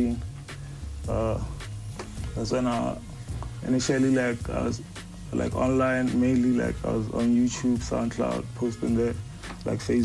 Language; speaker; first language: English; non-native, local second language; Tswana